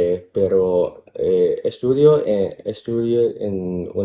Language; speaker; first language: Spanish; non-native, fluent; Cantonese